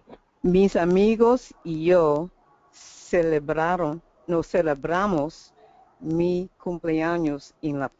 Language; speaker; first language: Spanish; non-native, learner; English